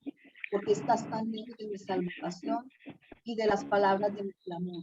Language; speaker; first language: Spanish; native; Spanish